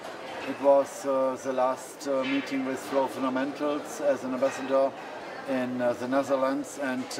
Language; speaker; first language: English; non-native, fluent; German